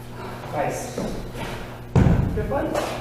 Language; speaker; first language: English; native; English